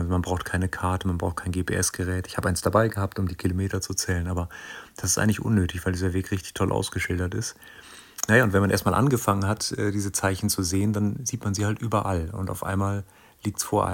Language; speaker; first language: German; native; German